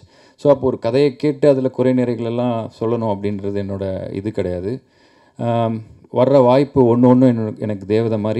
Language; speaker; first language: Tamil; native; Tamil